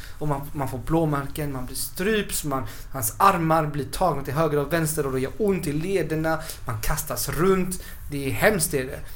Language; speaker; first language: Swedish; early bilingual, other home language; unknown